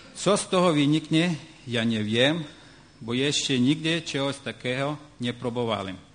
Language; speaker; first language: Polish; non-native, learner; Ukrainian